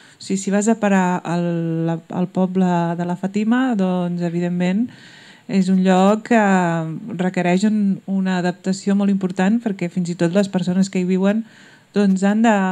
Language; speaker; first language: Catalan; early bilingual, other home language; Berber languages